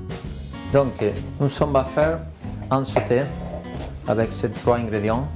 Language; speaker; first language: French; non-native, fluent; Spanish